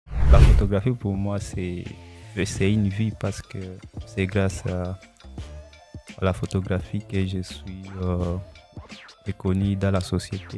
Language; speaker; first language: French; non-native, local second language; Swahili